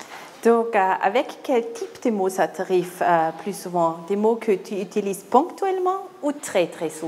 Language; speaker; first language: French; non-native, fluent; German